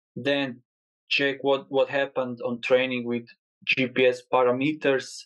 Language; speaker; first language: English; non-native, learner; Croatian